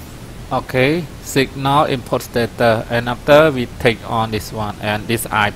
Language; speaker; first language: English; non-native, learner; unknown